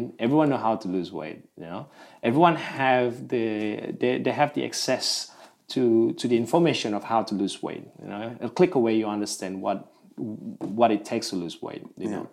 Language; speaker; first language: English; non-native, local second language; Malay